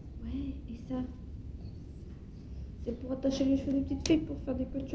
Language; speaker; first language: French; native; French